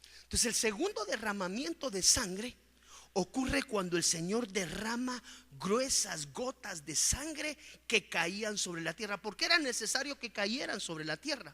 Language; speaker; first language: Spanish; native; Spanish